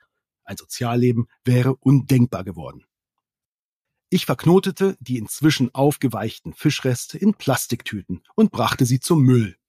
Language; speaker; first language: German; native; German